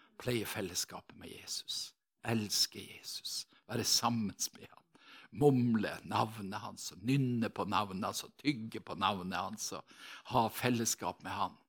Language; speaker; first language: Norwegian; native; Norwegian